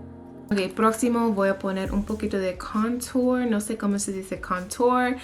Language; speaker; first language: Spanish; early bilingual, heritage; English